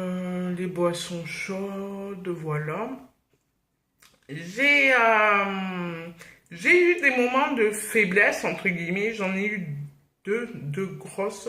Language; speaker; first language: French; native; French